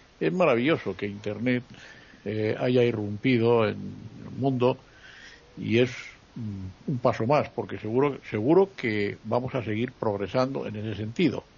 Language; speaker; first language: Spanish; native; Spanish